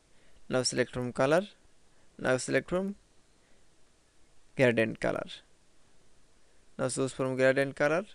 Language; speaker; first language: English; non-native, learner; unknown